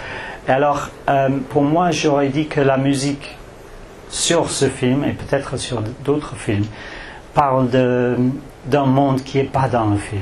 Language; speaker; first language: French; non-native, fluent; English